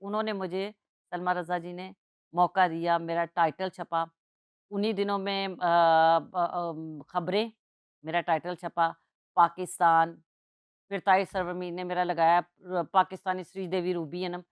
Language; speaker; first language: Urdu; non-native, local second language; Punjabi